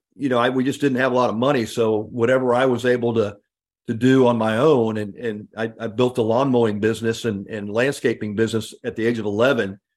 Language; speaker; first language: English; native; English